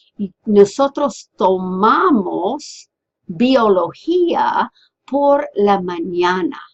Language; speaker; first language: Spanish; non-native, fluent; English